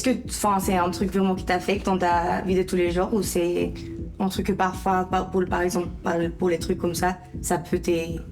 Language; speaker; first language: French; native; French